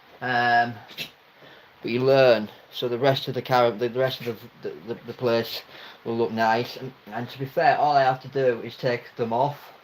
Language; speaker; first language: English; native; English